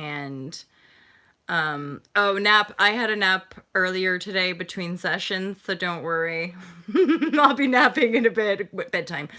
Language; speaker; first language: English; native; English